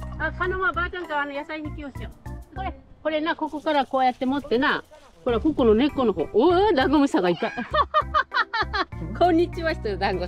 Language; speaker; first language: Japanese; native; Japanese